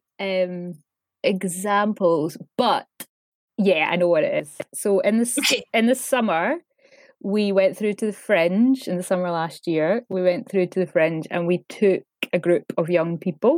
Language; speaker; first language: English; native; English